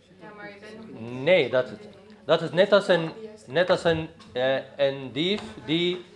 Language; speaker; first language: Dutch; non-native, fluent; Arabic